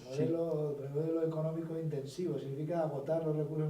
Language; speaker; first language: Spanish; native; Spanish